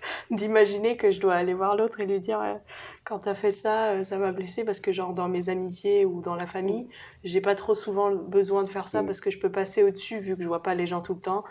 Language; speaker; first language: French; native; French